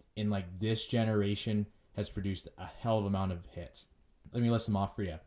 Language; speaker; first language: English; native; English